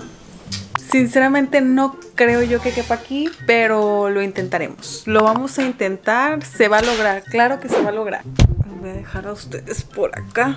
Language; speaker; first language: Spanish; native; Spanish